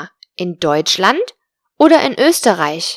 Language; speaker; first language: German; non-native, fluent; Spanish